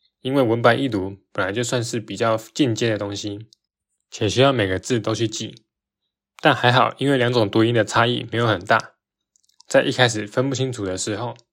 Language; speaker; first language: Chinese; native; Chinese